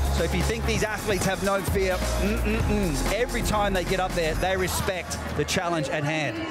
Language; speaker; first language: English; native; English